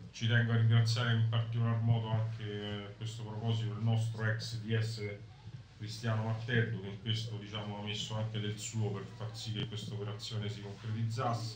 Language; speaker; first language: Italian; native; Italian